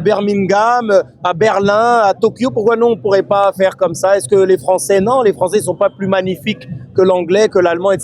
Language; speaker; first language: French; native; French